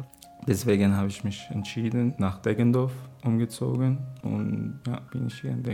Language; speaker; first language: German; non-native, fluent; Arabic